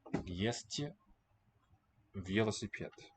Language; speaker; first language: Russian; non-native, learner; English